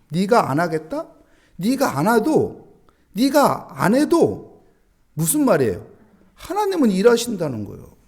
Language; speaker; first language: Korean; native; Korean